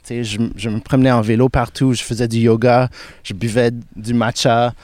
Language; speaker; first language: French; non-native, local second language; English